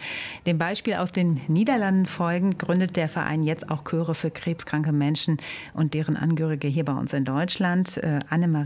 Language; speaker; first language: German; native; German